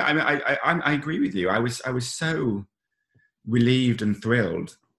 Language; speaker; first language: English; native; English